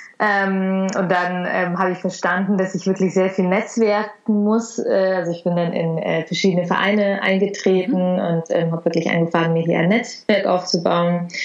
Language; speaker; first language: German; early bilingual, other home language; Russian